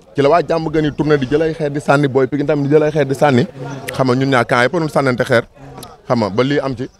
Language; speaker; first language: Wolof; native; Wolof